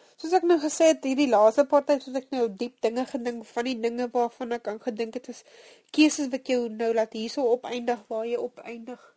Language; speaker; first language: Afrikaans; native; Afrikaans